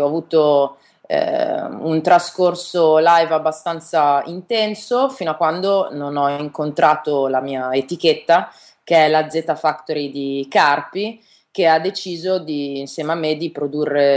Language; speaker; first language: Italian; native; Italian